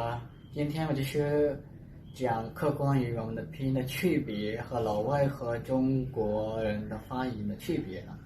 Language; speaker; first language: Chinese; non-native, fluent; Urdu